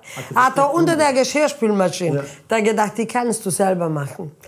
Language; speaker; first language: German; non-native, fluent; Italian